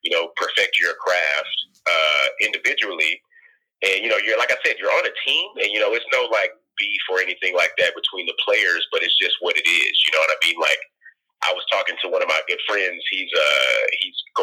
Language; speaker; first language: English; native; English